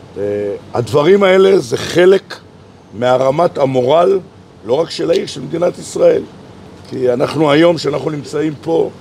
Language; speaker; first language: Hebrew; native; Hebrew